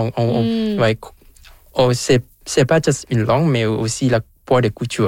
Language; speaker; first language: French; non-native, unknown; Vietnamese